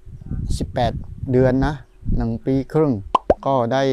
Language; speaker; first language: Thai; non-native, fluent; Malay